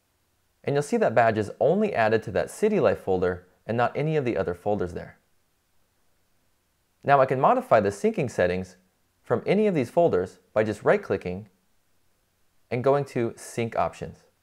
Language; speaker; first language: English; native; English